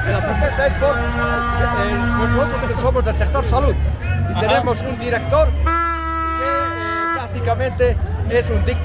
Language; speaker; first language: Spanish; native; Spanish